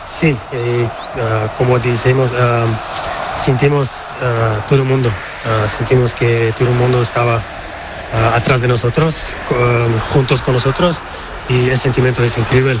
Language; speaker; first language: Spanish; non-native, learner; Portuguese